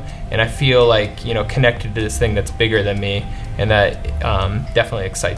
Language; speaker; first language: English; native; English